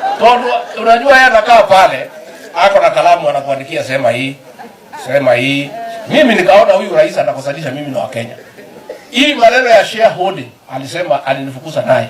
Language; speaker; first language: Swahili; non-native, local second language; Kikuyu